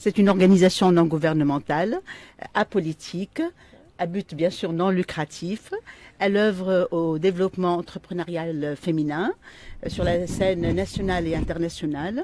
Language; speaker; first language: French; non-native, local second language; Arabic